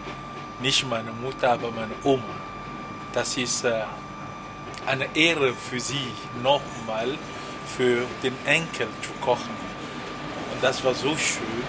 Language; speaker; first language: German; non-native, fluent; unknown